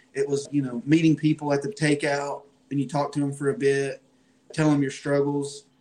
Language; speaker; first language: English; native; English